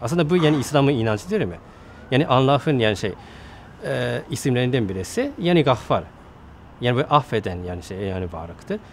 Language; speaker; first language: Turkish; non-native, fluent; Japanese